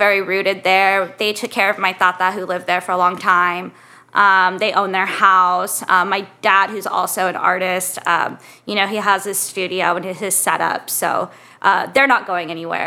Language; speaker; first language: English; native; English